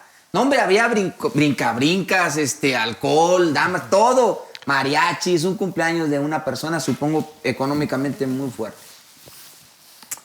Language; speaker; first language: Spanish; native; Spanish